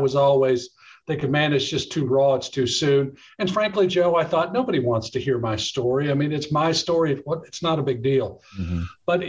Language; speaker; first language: English; native; English